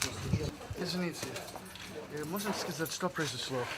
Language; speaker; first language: Russian; non-native, learner; English